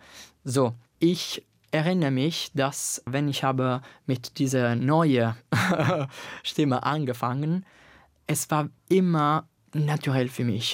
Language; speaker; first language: German; non-native, learner; Italian